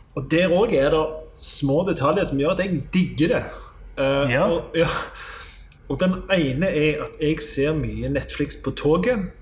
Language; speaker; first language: Norwegian; native; Norwegian